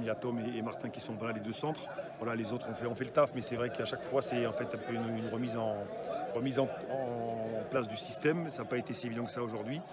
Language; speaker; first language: French; native; French